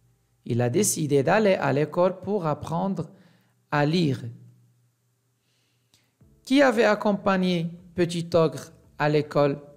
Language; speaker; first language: French; non-native, local second language; Arabic